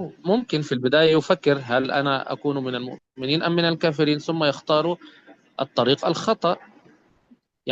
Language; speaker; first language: Arabic; native; Arabic